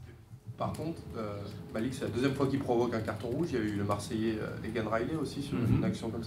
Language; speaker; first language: French; native; French